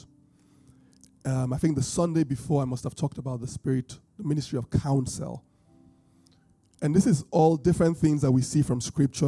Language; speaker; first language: English; non-native, local second language; Bini